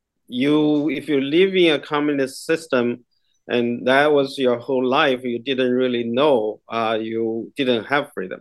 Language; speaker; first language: English; non-native, fluent; Chinese